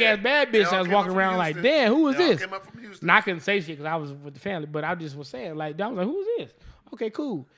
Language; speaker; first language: English; native; English